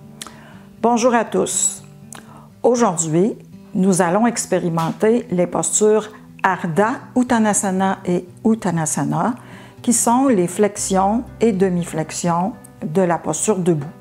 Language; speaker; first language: French; native; French